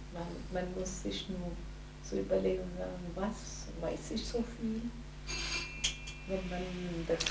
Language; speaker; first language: German; non-native, fluent; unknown